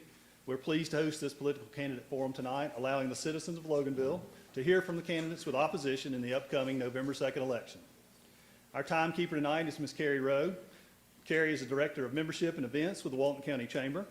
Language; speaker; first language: English; native; English